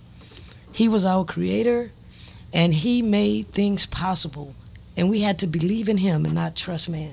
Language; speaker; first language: English; native; English